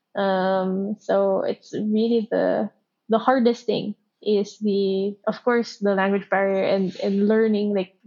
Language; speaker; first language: English; non-native, local second language; Filipino